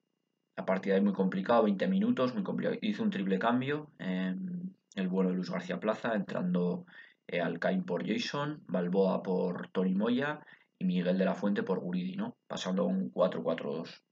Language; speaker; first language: Spanish; native; Spanish